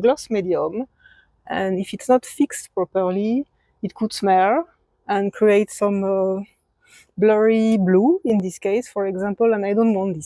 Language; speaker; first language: English; non-native, fluent; French